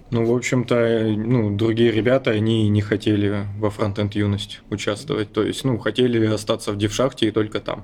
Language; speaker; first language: Russian; native; Russian